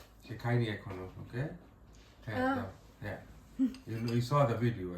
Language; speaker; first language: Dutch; non-native, learner; Bangla